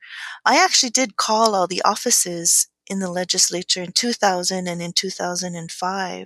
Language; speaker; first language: English; native; English